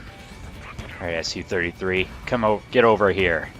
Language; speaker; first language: English; native; English